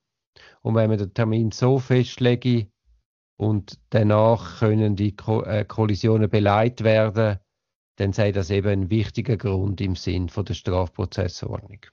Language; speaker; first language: German; native; German